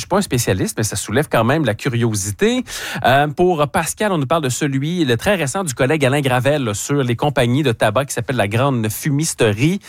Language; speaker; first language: French; native; French